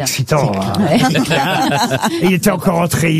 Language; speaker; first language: French; native; French